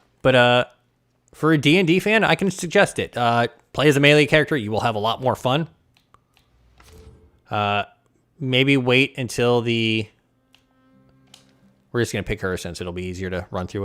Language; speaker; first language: English; native; English